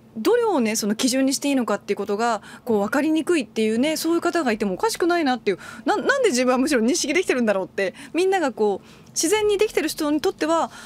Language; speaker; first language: Japanese; native; Japanese